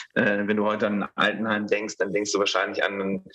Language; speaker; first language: German; native; German